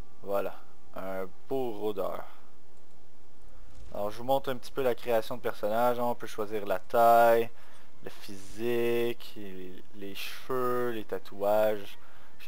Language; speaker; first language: French; native; French